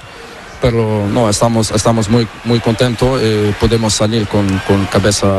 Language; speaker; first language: Spanish; non-native, learner; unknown